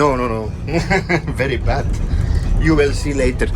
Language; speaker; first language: English; non-native, learner; Nepali